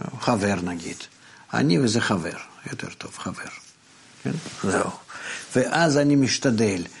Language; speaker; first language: Hebrew; non-native, fluent; Russian